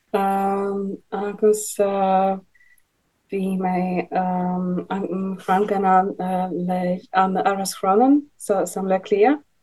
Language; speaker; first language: Irish; non-native, learner; Polish